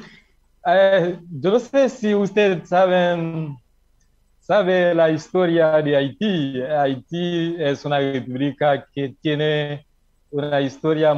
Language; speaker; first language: Spanish; non-native, learner; Haitian Creole